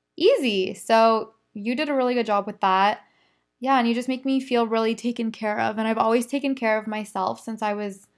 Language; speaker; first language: English; native; English